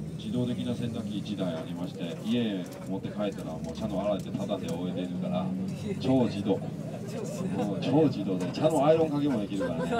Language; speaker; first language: Japanese; non-native, fluent; Chinese